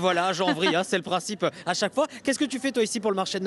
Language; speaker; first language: French; native; French